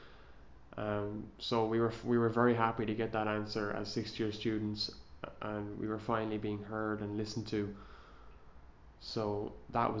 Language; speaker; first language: English; native; English